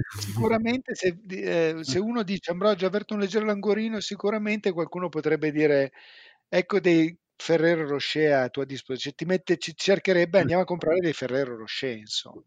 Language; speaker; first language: Italian; native; Italian